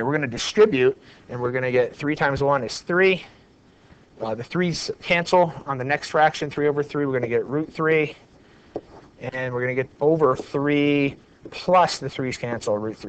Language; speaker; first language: English; native; English